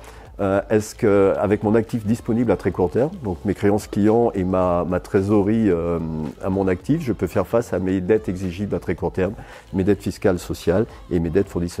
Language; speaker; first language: French; native; French